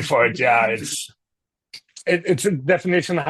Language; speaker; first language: English; non-native, fluent; Swedish